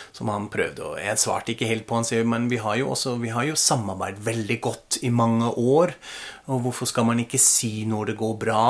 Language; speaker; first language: Norwegian; non-native, fluent; German